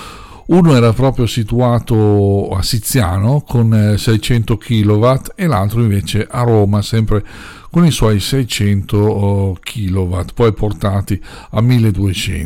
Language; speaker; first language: Italian; native; Italian